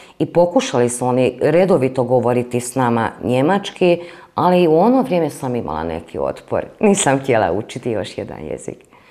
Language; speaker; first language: Croatian; non-native, local second language; Hungarian